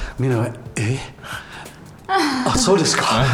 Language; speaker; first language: Japanese; non-native, learner; English